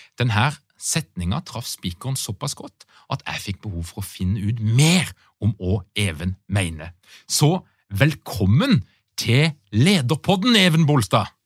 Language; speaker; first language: Norwegian; native; Norwegian